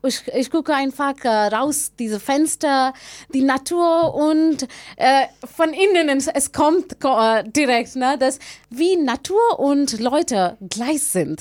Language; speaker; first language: German; non-native, fluent; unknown